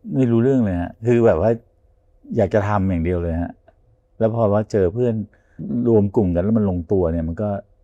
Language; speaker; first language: Thai; native; Thai